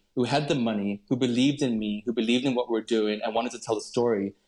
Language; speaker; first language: English; native; English